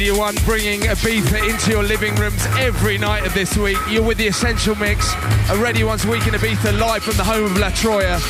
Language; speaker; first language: English; native; English